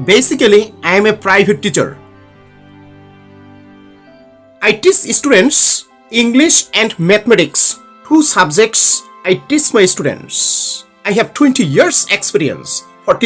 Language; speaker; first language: English; non-native, learner; Bangla